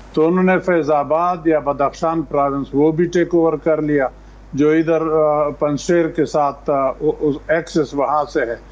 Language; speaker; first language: Urdu; non-native, local second language; Pashto